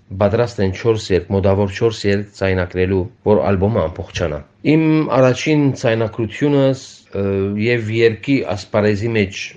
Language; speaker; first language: Armenian; early bilingual, heritage; Armenian